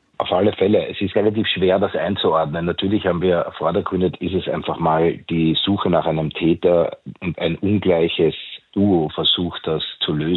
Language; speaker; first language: German; native; German